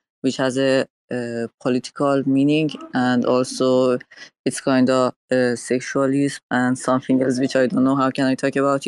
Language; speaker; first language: English; non-native, learner; Persian